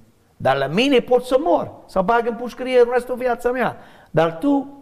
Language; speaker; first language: Romanian; non-native, learner; English